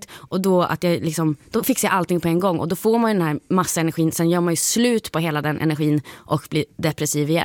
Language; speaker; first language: Swedish; native; Swedish